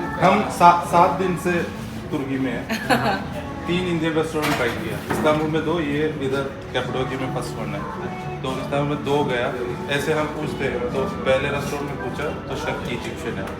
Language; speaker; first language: Hindi; non-native, local second language; Malayalam